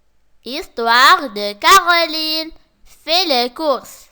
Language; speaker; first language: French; non-native, local second language; Arabic